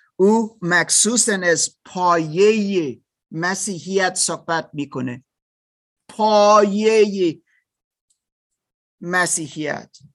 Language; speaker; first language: Persian; non-native, learner; German